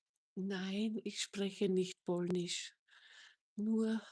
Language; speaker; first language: German; non-native, fluent; Czech